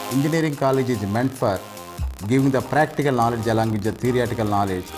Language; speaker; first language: English; non-native, local second language; Telugu